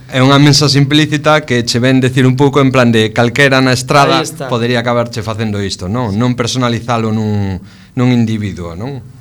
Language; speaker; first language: Galician; non-native, local second language; Spanish